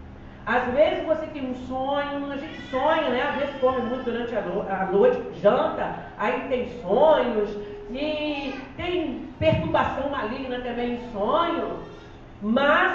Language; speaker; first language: Portuguese; native; Portuguese